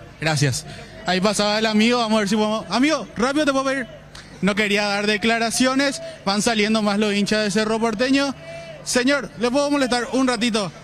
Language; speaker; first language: Spanish; native; Spanish